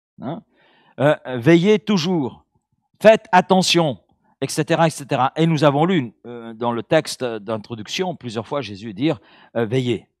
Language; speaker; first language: French; native; French